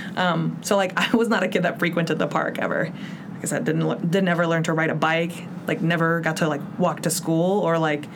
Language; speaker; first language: English; early bilingual, other home language; Spanish